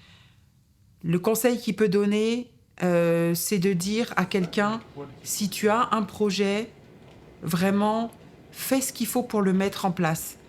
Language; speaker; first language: French; native; French